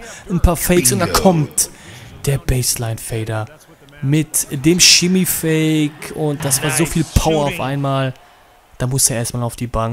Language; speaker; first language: German; native; German